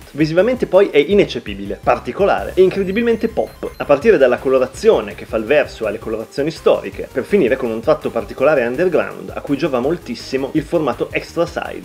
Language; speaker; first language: Italian; native; Italian